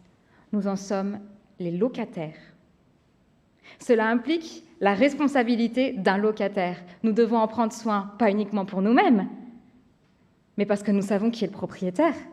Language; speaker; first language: French; native; French